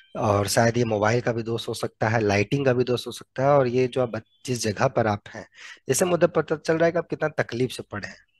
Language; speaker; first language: Hindi; native; Hindi